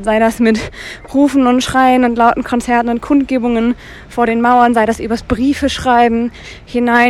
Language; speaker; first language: German; native; German